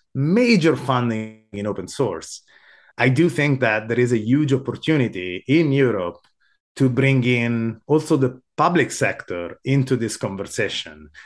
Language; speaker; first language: English; non-native, fluent; Italian